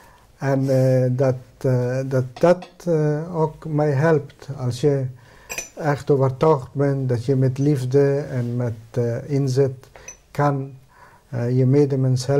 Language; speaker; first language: Dutch; non-native, fluent; Persian